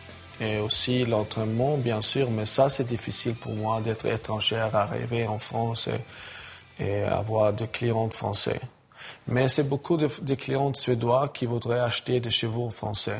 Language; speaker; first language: French; non-native, learner; Swedish